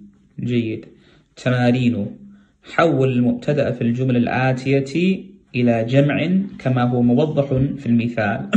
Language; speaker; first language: Arabic; non-native, fluent; English